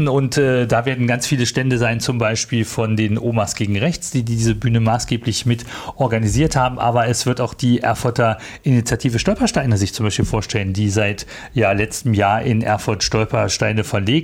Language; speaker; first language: German; native; German